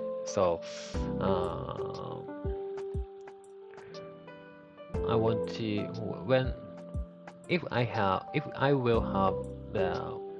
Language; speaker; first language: English; non-native, learner; Japanese